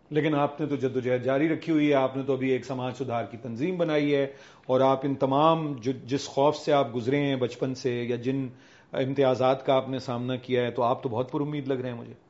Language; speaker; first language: Urdu; native; Urdu